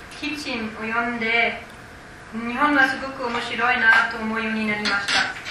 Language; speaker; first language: Japanese; non-native, fluent; German